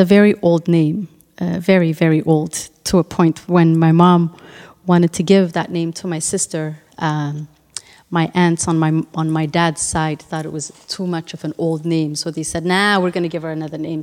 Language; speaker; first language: English; non-native, fluent; Tigrinya